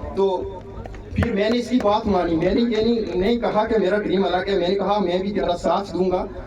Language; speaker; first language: Hindi; non-native, local second language; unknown